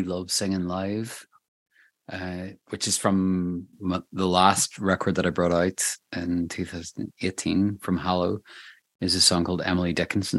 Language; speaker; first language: English; native; English